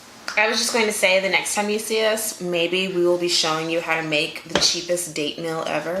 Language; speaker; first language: English; native; English